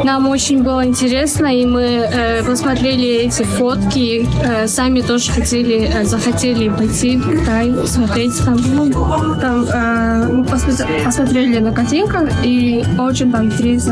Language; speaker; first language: Russian; non-native, learner; Kyrgyz